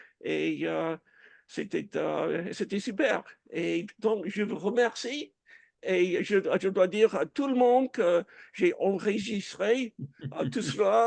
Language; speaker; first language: French; non-native, fluent; English